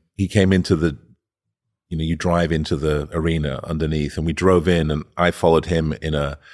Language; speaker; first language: English; native; English